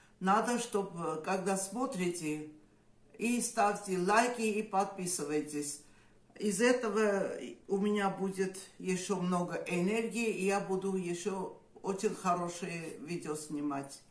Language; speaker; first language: Russian; non-native, fluent; Armenian